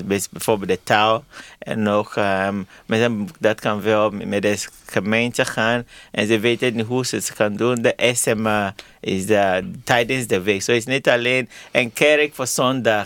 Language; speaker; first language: Dutch; non-native, learner; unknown